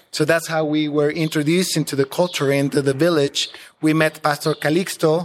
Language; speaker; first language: English; non-native, fluent; Spanish